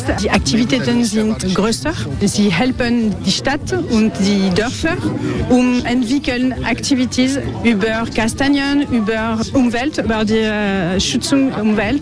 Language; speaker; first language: German; non-native, learner; French